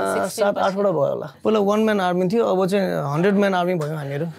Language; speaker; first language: Nepali; native; Nepali